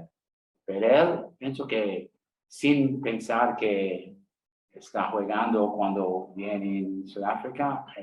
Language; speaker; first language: Spanish; non-native, learner; English